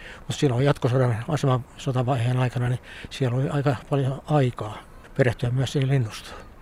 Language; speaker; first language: Finnish; native; Finnish